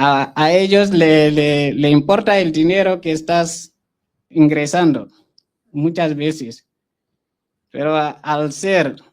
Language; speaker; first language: Spanish; non-native, fluent; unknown